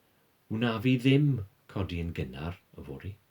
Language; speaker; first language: Welsh; non-native, fluent; English